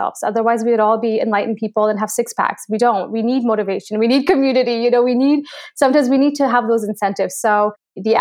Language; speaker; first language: English; native; English